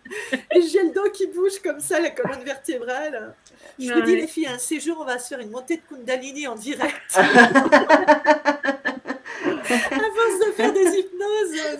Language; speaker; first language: French; native; French